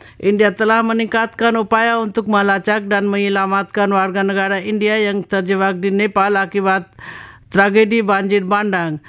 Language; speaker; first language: Indonesian; non-native, fluent; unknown